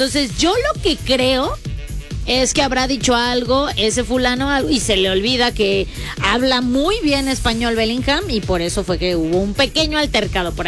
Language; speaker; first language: Spanish; native; Spanish